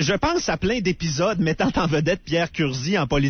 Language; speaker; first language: French; native; French